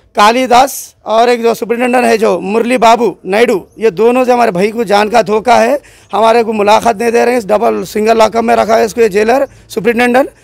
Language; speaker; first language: Hindi; non-native, local second language; Urdu